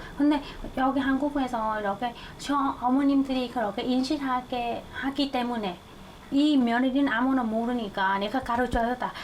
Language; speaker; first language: Korean; non-native, fluent; Vietnamese